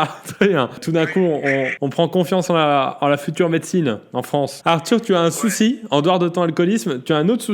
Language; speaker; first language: French; native; French